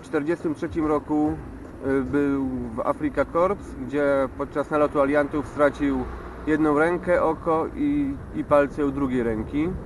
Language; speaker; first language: Polish; native; Polish